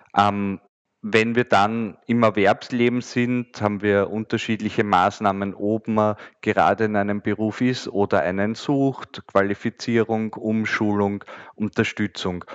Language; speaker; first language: German; native; German